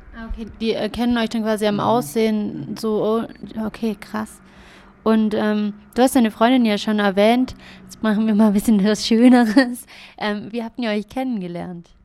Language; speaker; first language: German; native; German